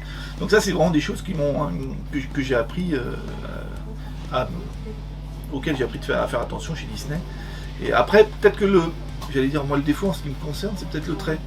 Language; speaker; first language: French; native; French